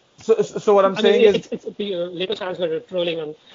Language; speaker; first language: English; non-native, local second language; Hindi